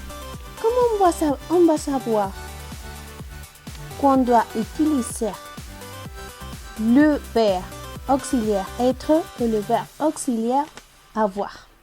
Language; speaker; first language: French; non-native, learner; Spanish